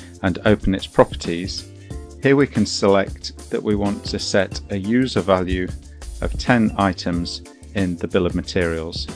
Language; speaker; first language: English; native; English